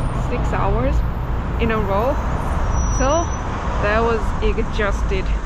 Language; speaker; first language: English; non-native, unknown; Korean